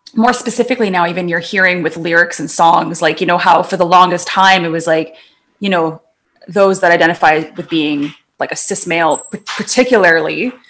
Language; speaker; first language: English; native; English